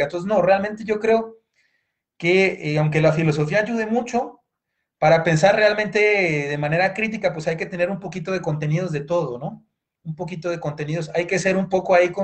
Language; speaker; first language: Spanish; native; Spanish